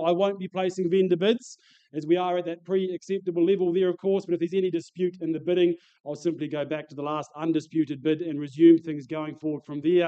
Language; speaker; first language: English; native; English